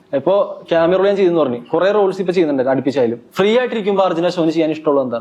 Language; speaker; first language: Malayalam; native; Malayalam